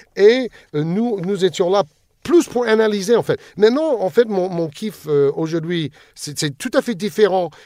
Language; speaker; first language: French; non-native, fluent; English